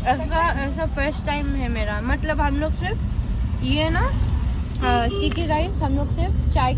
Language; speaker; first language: Hindi; non-native, local second language; Khasi